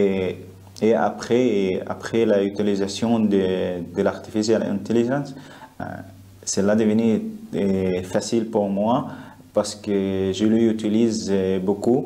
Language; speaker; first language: French; non-native, learner; English